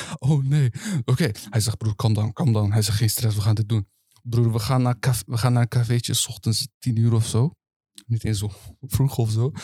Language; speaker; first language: Dutch; early bilingual, other home language; Turkish